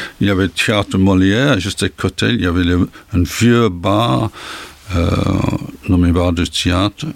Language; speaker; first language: French; non-native, learner; English